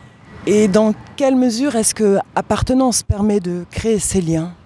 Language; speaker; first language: French; native; French